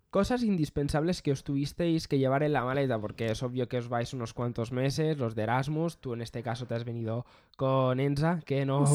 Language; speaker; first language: Spanish; native; Spanish